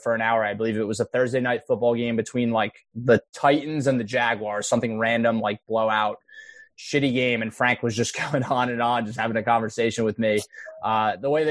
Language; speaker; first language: English; native; English